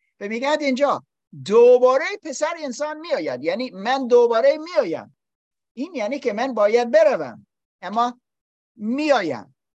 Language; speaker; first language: Persian; non-native, learner; English